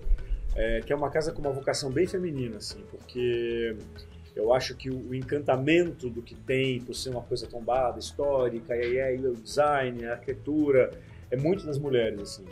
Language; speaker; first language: Portuguese; native; Portuguese